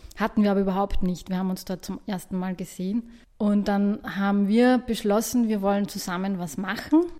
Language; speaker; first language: German; native; German